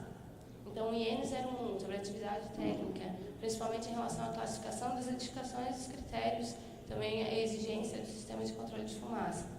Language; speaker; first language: Portuguese; native; Portuguese